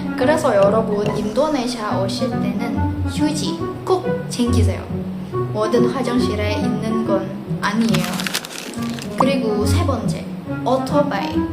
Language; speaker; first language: Korean; non-native, fluent; Indonesian